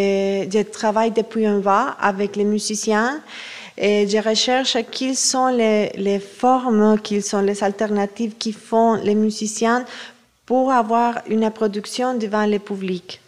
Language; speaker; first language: French; non-native, fluent; Spanish